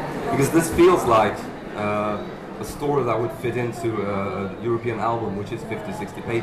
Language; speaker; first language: English; non-native, fluent; Swedish